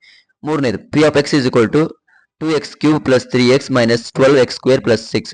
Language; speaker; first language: Kannada; native; Kannada